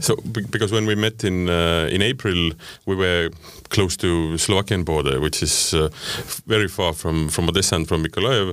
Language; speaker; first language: English; non-native, fluent; Estonian